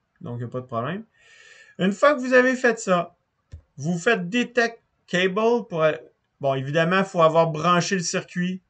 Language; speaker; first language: French; native; French